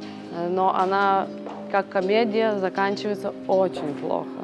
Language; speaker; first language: Russian; non-native, fluent; Lithuanian